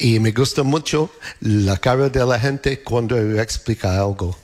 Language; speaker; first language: Spanish; non-native, learner; English